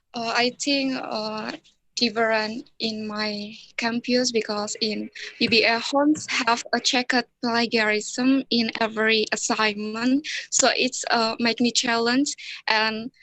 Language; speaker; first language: English; non-native, learner; Indonesian